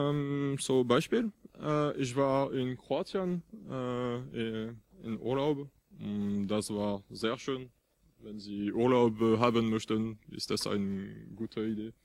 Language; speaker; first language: German; non-native, fluent; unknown